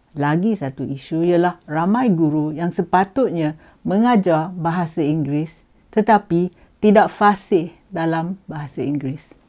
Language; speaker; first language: Malay; native; Malay